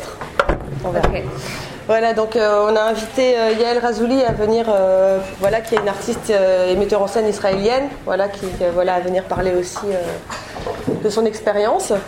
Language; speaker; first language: French; native; French